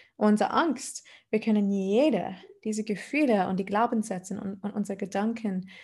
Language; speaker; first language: German; non-native, fluent; English